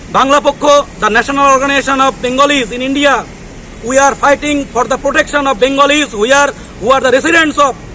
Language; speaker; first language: English; non-native, local second language; Bangla